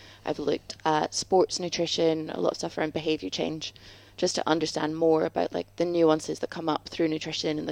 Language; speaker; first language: English; native; English